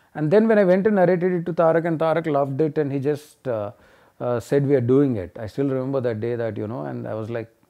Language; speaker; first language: English; non-native, local second language; Telugu